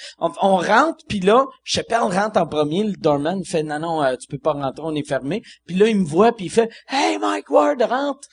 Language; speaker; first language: French; native; French